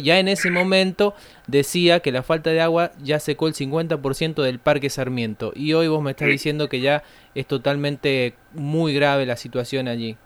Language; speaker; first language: Spanish; native; Spanish